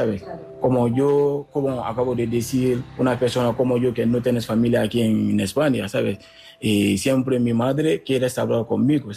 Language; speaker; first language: Spanish; non-native, fluent; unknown